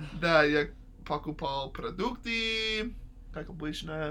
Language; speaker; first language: Russian; non-native, learner; English